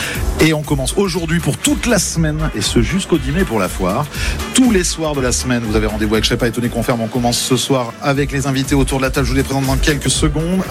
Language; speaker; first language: French; native; French